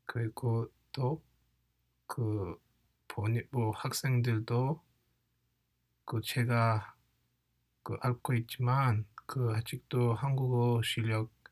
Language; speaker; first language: Korean; non-native, fluent; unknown